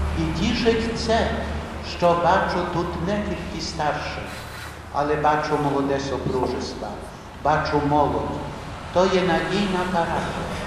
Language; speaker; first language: Ukrainian; early bilingual, heritage; Ukrainian